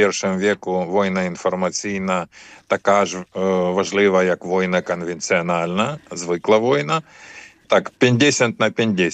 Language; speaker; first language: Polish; non-native, fluent; Ukrainian